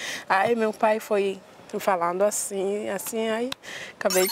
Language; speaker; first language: Portuguese; non-native, fluent; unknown